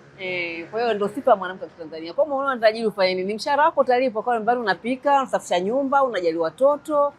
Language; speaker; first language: Swahili; native; Swahili